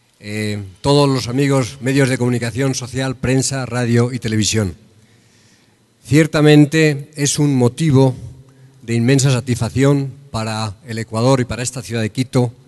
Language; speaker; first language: Spanish; native; Spanish